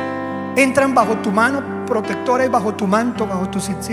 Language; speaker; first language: Spanish; native; Spanish